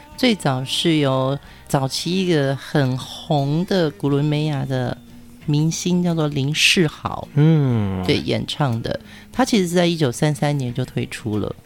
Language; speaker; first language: Chinese; non-native, local second language; Min Nan Chinese